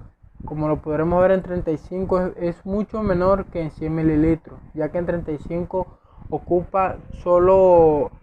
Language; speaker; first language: Spanish; native; Spanish